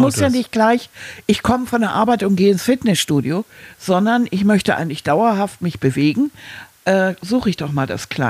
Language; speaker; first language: German; native; German